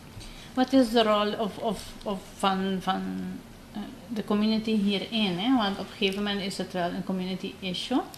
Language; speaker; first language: Dutch; non-native, local second language; Papiamento